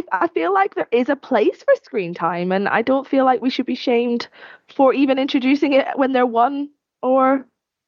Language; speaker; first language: English; native; English